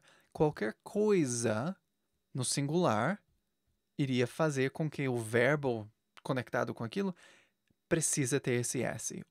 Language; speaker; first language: Portuguese; non-native, fluent; English